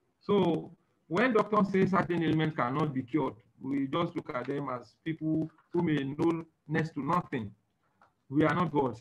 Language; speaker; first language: English; non-native, local second language; Yoruba